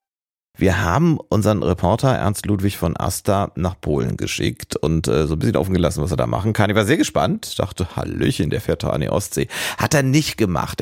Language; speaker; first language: German; native; German